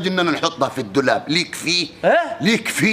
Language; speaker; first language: Arabic; native; Arabic